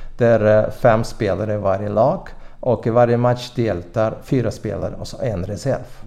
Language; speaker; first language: Swedish; non-native, fluent; Russian